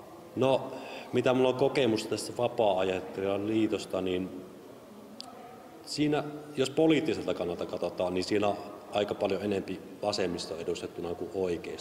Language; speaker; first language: Finnish; native; Finnish